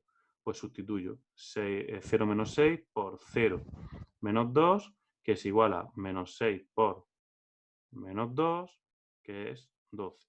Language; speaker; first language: Spanish; native; Spanish